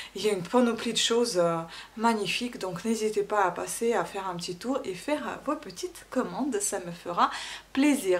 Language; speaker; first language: French; non-native, fluent; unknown